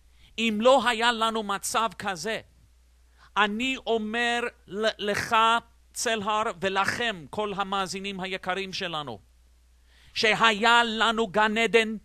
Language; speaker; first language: Hebrew; non-native, fluent; English